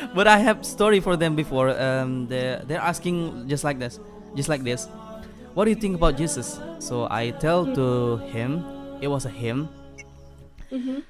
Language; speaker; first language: English; non-native, learner; Indonesian